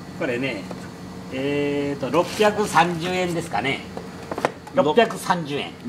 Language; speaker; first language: Japanese; native; Japanese